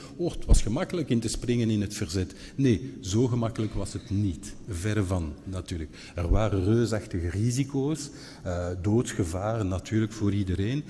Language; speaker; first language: Dutch; non-native, local second language; French